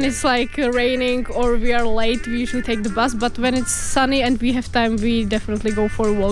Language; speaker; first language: English; non-native, fluent; Czech